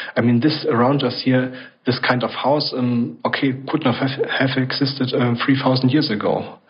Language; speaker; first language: English; non-native, fluent; German